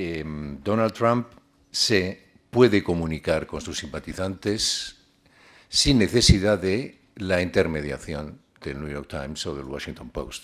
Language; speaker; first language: Spanish; native; Spanish